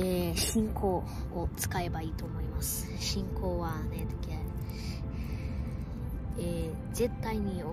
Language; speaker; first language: Japanese; early bilingual, other home language; Portuguese